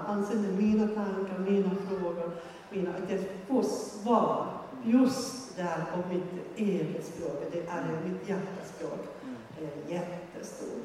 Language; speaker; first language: Swedish; non-native, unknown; Finnish